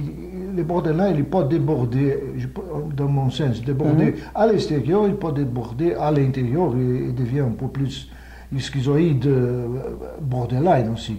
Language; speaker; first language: French; non-native, fluent; Portuguese